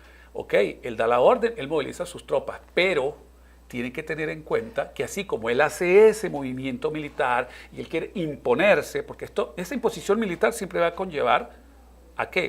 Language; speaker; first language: Spanish; native; Spanish